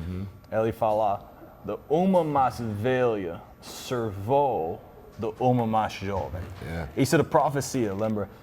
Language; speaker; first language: Portuguese; non-native, learner; English